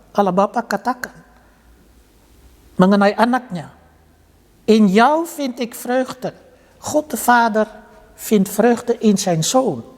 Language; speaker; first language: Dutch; early bilingual, other home language; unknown